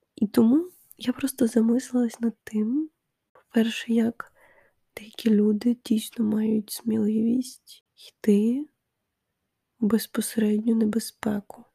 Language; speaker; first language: Ukrainian; non-native, local second language; Russian